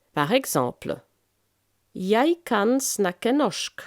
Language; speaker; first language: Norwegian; non-native, fluent; French